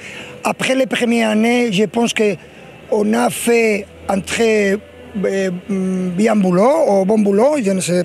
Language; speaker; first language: French; non-native, fluent; Spanish